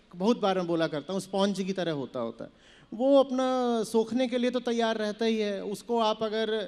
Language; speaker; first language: Hindi; native; Hindi